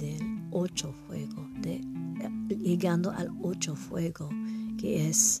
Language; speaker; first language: Spanish; non-native, learner; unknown